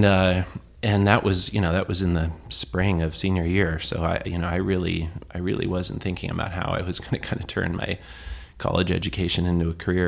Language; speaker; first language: English; native; English